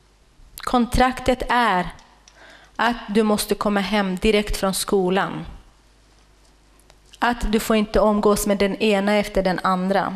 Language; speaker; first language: Swedish; non-native, fluent; Kurdish